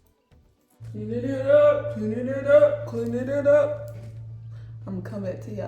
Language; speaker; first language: English; native; English